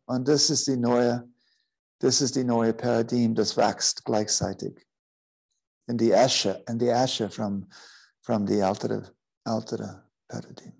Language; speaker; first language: German; non-native, fluent; English